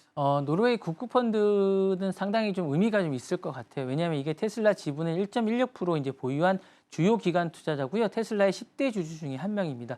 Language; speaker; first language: Korean; native; Korean